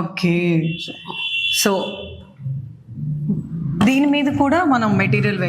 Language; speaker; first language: Telugu; native; Telugu